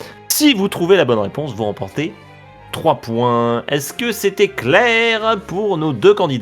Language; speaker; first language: French; native; French